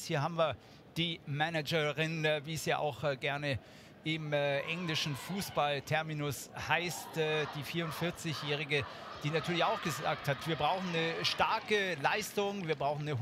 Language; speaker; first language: German; native; German